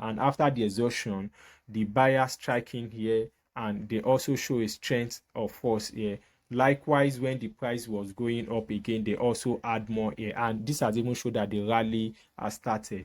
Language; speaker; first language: English; native; English